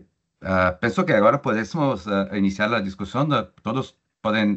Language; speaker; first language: Spanish; non-native, learner; Portuguese